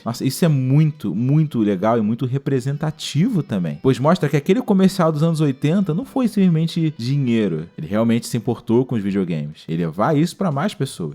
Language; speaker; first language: Portuguese; native; Portuguese